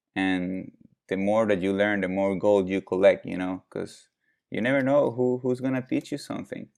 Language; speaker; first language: English; non-native, fluent; Spanish